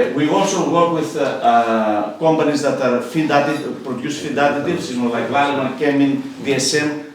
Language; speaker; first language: English; non-native, fluent; Greek